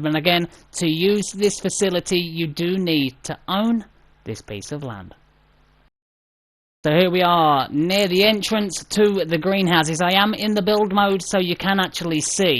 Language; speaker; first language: English; native; English